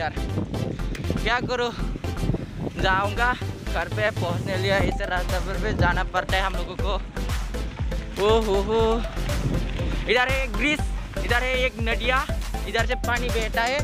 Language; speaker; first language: Hindi; non-native, local second language; Bodo